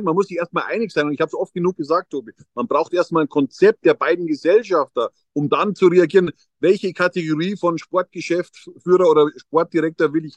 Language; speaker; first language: German; native; German